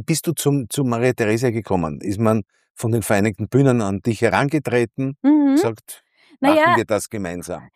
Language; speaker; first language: German; native; German